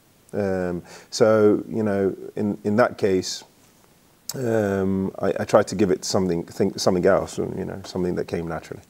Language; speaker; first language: English; native; English